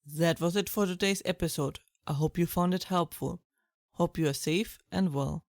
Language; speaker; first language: English; non-native, fluent; German